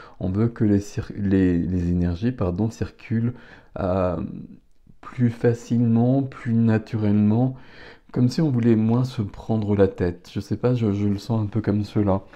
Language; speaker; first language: French; native; French